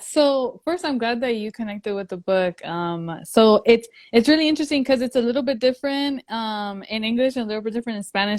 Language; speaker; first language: English; early bilingual, other home language; Spanish